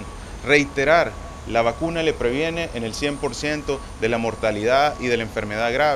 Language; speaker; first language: Spanish; native; Spanish